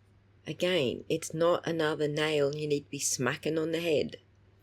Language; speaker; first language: English; native; English